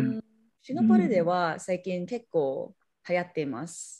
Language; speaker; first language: Japanese; non-native, learner; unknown